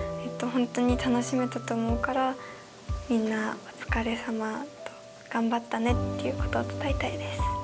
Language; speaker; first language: Japanese; native; Japanese